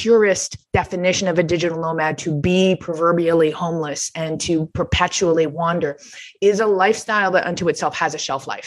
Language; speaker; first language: English; native; English